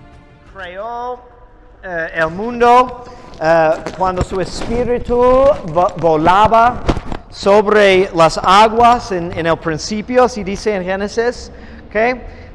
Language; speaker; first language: Spanish; non-native, fluent; English